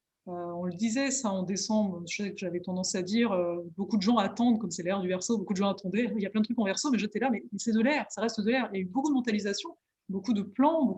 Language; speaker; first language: French; native; French